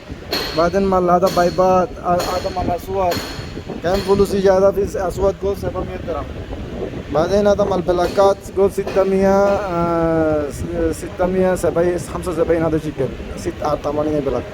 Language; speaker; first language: Arabic; non-native, learner; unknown